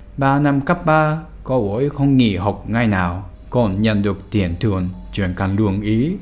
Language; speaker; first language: Vietnamese; non-native, fluent; Japanese